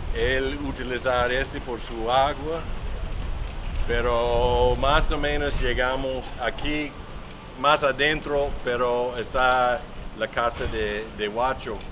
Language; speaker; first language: Spanish; non-native, learner; English